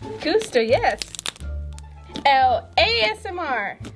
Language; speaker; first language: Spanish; non-native, learner; English